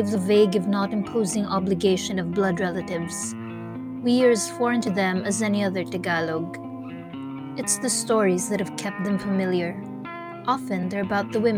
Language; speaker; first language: English; non-native, local second language; Filipino